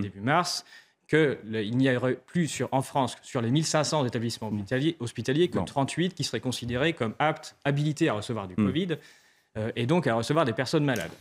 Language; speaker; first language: French; native; French